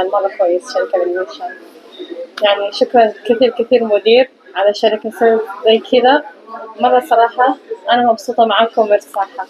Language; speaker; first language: Arabic; non-native, learner; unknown